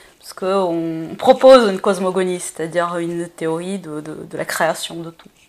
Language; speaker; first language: French; non-native, fluent; Portuguese